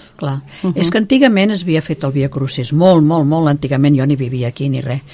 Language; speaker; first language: Catalan; non-native, local second language; Spanish